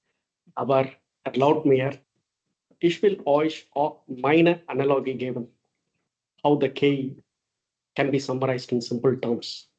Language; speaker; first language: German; non-native, fluent; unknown